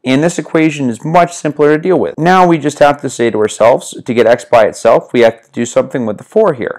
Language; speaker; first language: English; native; English